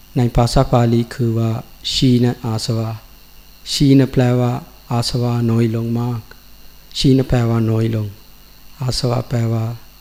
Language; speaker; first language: Thai; non-native, learner; Sinhala